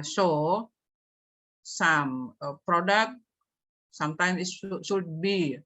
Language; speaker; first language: English; non-native, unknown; Indonesian